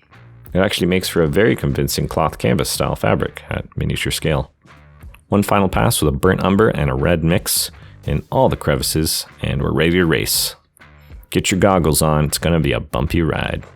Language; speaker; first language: English; native; English